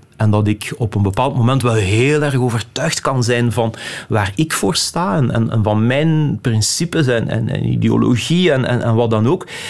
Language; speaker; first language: Dutch; native; Dutch